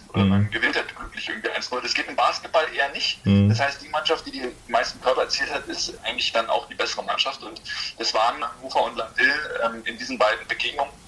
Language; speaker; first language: German; native; German